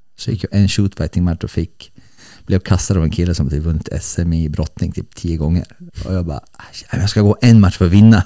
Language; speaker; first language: Swedish; early bilingual, other home language; Bosnian